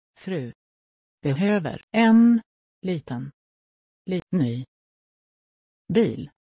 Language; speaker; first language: Swedish; non-native, learner; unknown